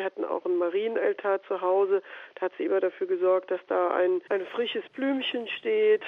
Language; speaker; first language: German; native; German